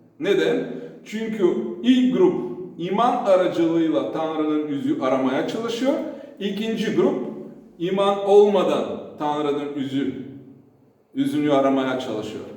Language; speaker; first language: Turkish; non-native, fluent; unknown